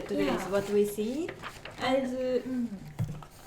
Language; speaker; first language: English; non-native, learner; Japanese